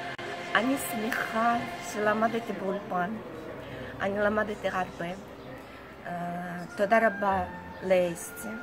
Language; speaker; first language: Hebrew; non-native, learner; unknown